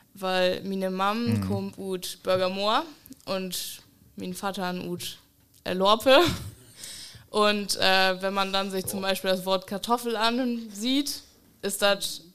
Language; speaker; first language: German; native; German